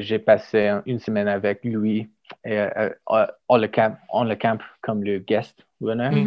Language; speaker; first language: French; non-native, learner; English